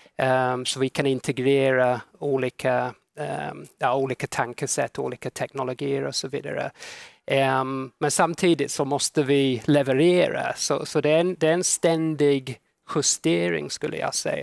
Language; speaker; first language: Swedish; non-native, fluent; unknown